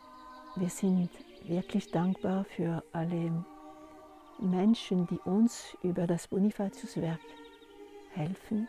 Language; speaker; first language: German; non-native, fluent; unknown